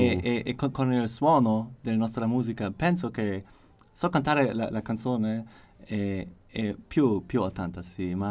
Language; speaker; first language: Italian; non-native, learner; German